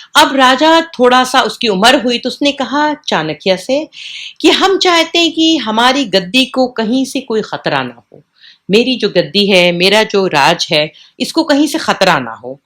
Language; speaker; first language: Urdu; native; Urdu